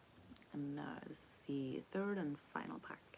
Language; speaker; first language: English; native; English